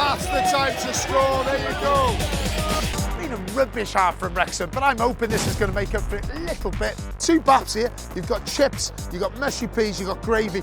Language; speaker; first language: English; native; English